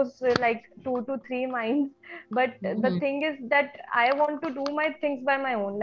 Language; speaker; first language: English; non-native, local second language; Hindi